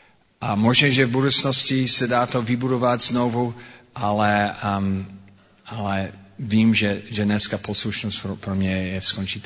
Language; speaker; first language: Czech; non-native, fluent; English